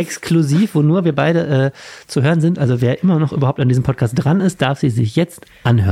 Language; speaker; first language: German; native; German